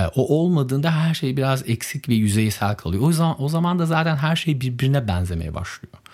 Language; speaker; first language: Turkish; early bilingual, heritage; Turkish